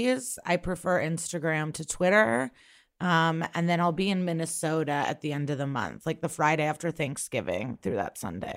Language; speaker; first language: English; early bilingual, other home language; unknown